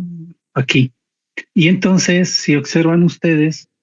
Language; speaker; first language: Spanish; native; Spanish